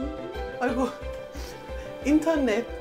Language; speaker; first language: Korean; non-native, learner; English